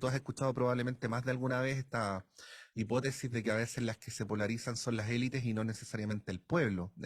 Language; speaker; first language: Spanish; native; Spanish